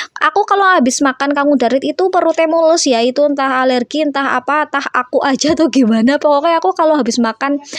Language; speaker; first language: Indonesian; non-native, local second language; Javanese